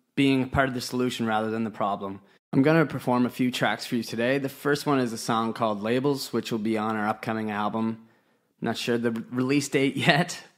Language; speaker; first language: English; native; English